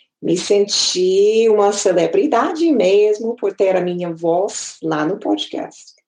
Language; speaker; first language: Portuguese; non-native, fluent; English